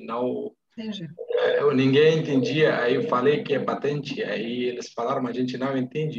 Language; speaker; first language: Portuguese; non-native, fluent; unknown